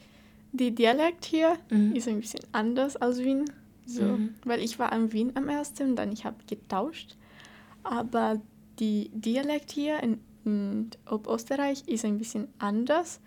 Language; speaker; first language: German; non-native, learner; Portuguese